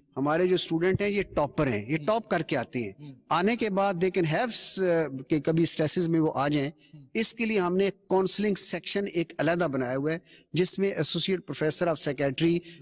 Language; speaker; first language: Urdu; non-native, local second language; Punjabi